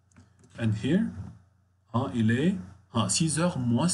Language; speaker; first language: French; non-native, fluent; Arabic